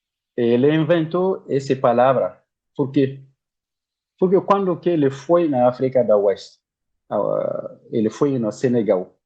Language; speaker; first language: Portuguese; non-native, learner; Bambara